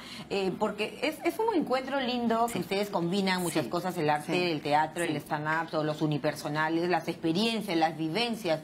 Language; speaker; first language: Spanish; native; Spanish